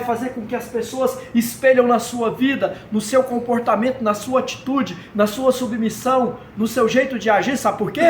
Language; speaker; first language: Portuguese; native; Portuguese